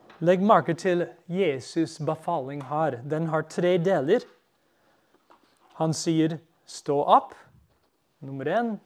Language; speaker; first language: Norwegian; non-native, fluent; English